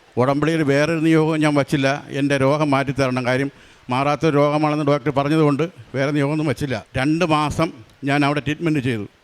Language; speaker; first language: Malayalam; native; Malayalam